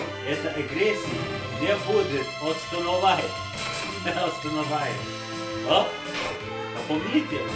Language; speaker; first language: Russian; non-native, learner; English